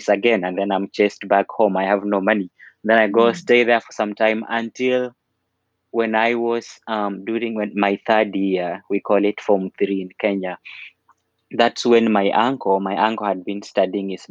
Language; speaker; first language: English; non-native, local second language; Luyia